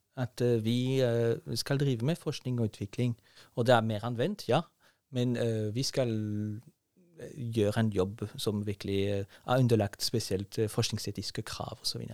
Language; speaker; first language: Norwegian; non-native, fluent; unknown